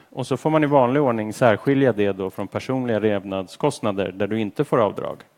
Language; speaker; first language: Swedish; native; Swedish